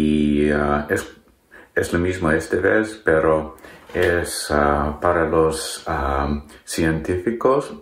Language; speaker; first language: Spanish; non-native, learner; English